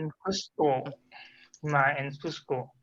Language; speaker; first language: English; non-native, learner; Vietnamese